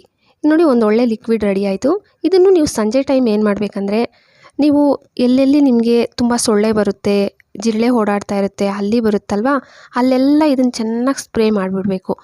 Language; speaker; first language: Kannada; native; Kannada